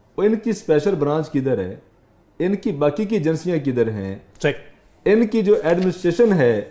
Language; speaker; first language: Urdu; non-native, local second language; Punjabi